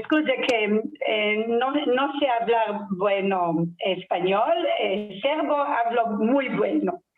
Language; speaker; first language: Spanish; non-native, learner; Serbian